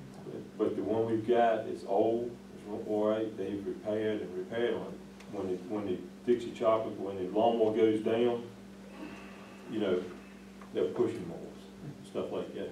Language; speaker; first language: English; native; English